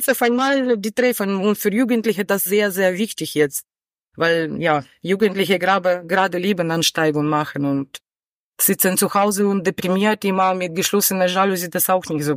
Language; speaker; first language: German; non-native, learner; Ukrainian